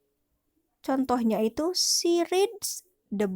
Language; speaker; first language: English; non-native, learner; Indonesian